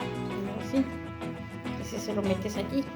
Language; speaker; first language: Spanish; native; Spanish